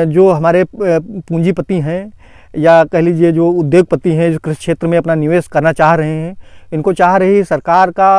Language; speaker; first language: Hindi; native; Hindi